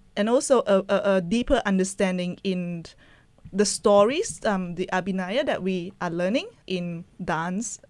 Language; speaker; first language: English; non-native, local second language; Chinese